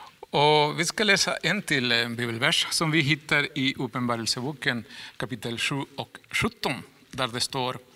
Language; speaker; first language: Swedish; non-native, fluent; Spanish